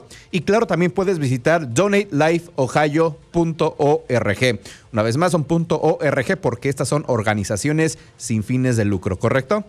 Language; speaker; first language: Spanish; native; Spanish